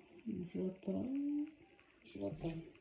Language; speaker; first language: French; native; French